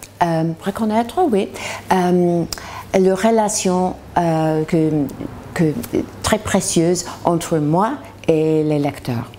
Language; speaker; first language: French; non-native, learner; English